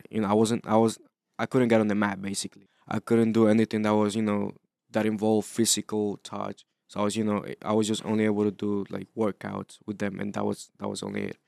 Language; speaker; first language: English; early bilingual, other home language; Spanish